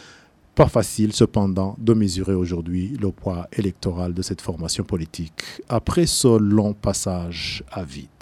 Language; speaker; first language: French; non-native, local second language; Rundi